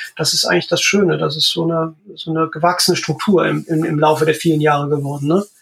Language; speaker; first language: German; native; German